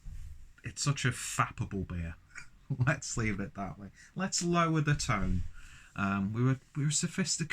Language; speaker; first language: English; native; English